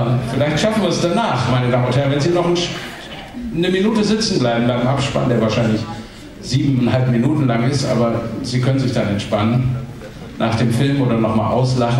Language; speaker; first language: German; native; German